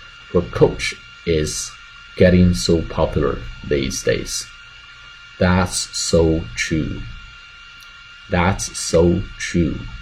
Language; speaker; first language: English; non-native, fluent; Chinese